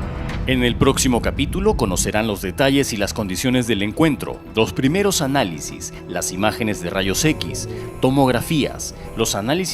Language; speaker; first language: Spanish; native; Spanish